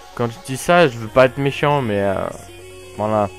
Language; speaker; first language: French; native; French